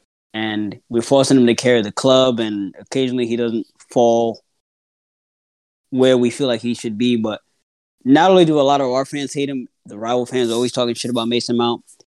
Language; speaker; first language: English; non-native, local second language; Akan